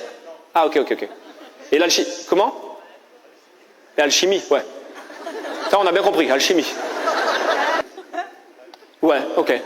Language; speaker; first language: French; native; French